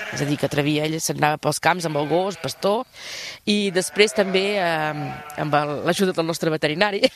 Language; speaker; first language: Catalan; non-native, local second language; French